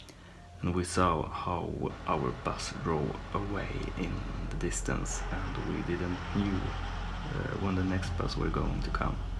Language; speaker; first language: English; non-native, fluent; Swedish